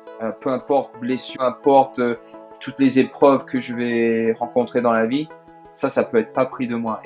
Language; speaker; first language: French; early bilingual, heritage; French